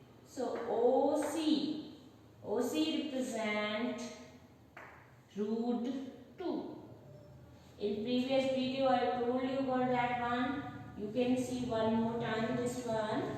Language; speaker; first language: English; non-native, local second language; Hindi